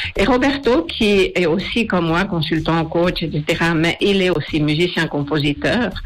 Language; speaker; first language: French; non-native, fluent; Spanish